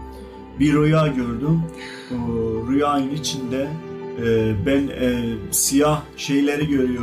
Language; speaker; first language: Turkish; non-native, fluent; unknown